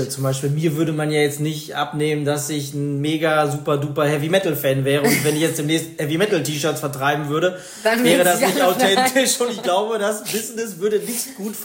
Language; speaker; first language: German; native; German